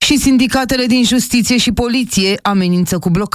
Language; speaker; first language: Romanian; native; Romanian